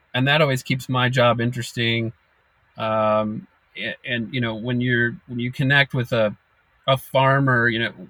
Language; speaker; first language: English; native; English